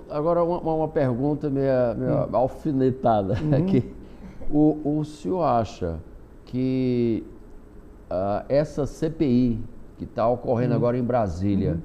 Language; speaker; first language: Portuguese; native; Portuguese